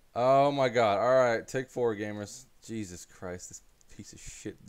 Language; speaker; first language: English; native; English